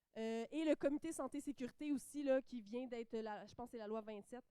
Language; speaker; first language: French; native; French